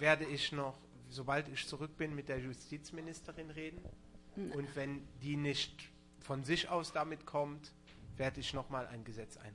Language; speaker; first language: German; non-native, local second language; Luxembourgish